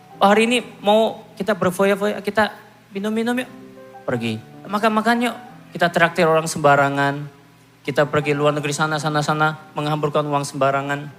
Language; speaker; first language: Indonesian; non-native, fluent; Korean